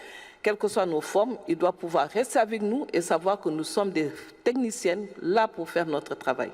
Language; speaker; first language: French; non-native, local second language; Wolof